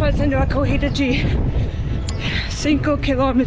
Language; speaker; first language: Portuguese; non-native, fluent; English